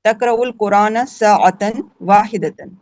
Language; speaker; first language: Arabic; non-native, learner; Urdu